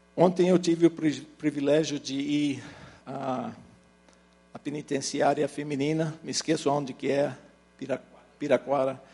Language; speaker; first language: Portuguese; early bilingual, other home language; English